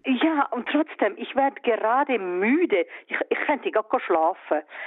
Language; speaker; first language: German; early bilingual, other home language; Swiss German